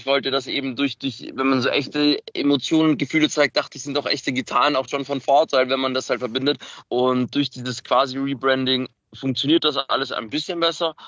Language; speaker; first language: German; early bilingual, other home language; Macedonian